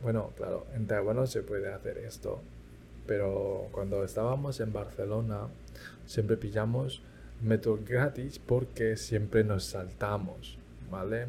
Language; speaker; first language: Spanish; early bilingual, other home language; Chinese